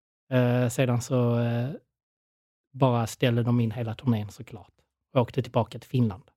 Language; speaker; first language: Swedish; native; Swedish